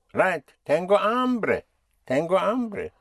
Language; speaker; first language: Spanish; non-native, fluent; English